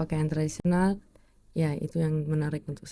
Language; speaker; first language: Indonesian; non-native, learner; German